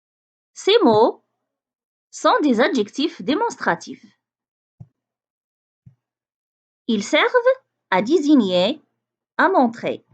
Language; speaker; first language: French; non-native, local second language; Arabic